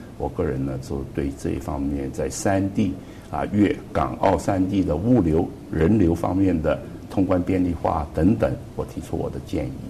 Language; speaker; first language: Chinese; non-native, local second language; Cantonese